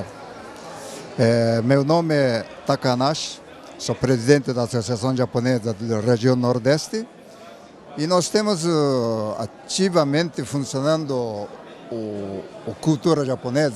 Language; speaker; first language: Portuguese; non-native, learner; Japanese